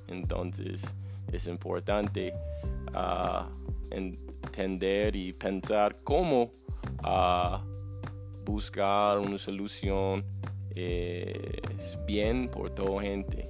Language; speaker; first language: Spanish; non-native, learner; English